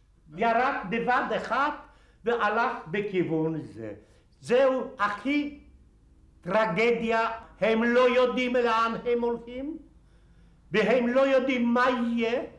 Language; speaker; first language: Hebrew; non-native, fluent; Polish